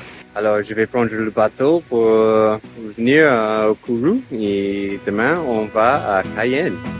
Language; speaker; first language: French; non-native, fluent; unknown